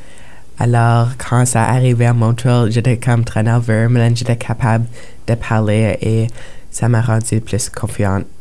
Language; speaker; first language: French; non-native, local second language; English